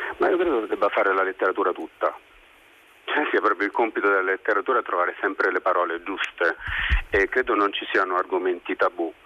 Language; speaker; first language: Italian; native; Italian